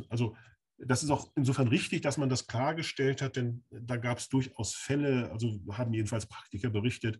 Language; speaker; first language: German; native; German